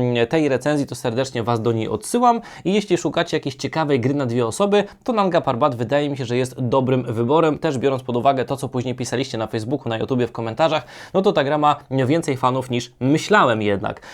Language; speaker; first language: Polish; native; Polish